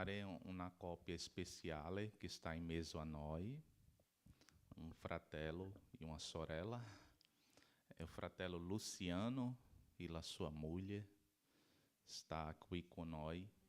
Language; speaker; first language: Italian; non-native, learner; Portuguese